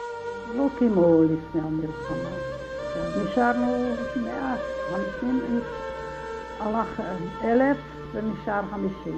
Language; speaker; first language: Hebrew; non-native, learner; Hungarian